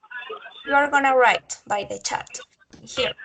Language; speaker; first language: English; non-native, learner; Spanish